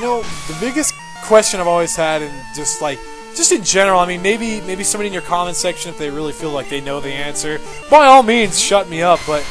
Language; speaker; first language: English; native; English